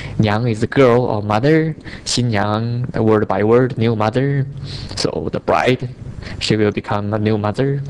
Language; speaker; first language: English; non-native, fluent; Chinese